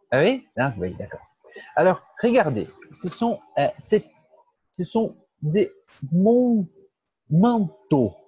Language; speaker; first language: French; non-native, fluent; Portuguese